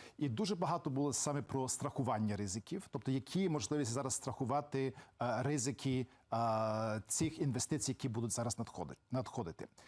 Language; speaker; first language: Ukrainian; early bilingual, heritage; Ukrainian